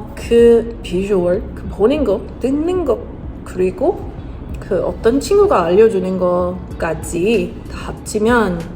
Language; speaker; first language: Korean; non-native, fluent; English